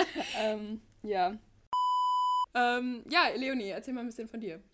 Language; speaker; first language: German; early bilingual, other home language; English